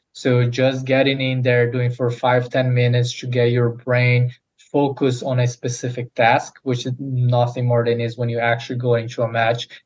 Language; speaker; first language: English; non-native, fluent; Portuguese